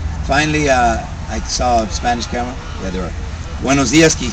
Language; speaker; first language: English; native; English